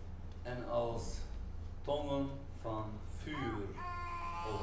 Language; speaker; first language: Dutch; non-native, fluent; Arabic